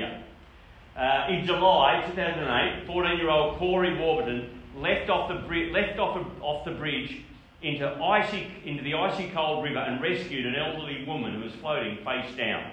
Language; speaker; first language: English; native; English